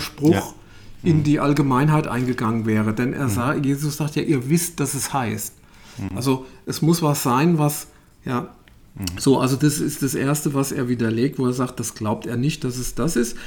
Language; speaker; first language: German; native; German